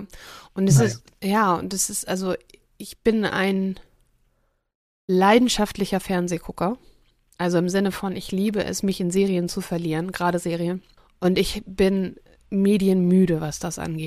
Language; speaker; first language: German; native; German